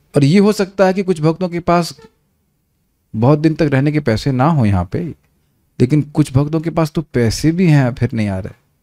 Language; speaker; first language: Hindi; native; Hindi